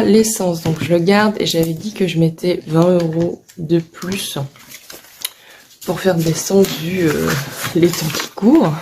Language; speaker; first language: French; native; French